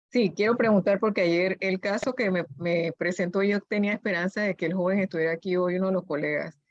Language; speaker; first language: Spanish; native; Spanish